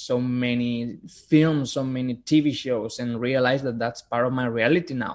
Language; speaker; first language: English; non-native, fluent; Spanish